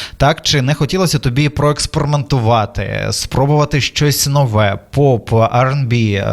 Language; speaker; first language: Ukrainian; native; Ukrainian